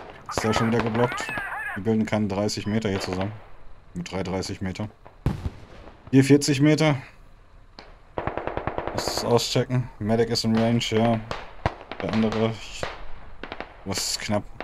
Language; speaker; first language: German; native; German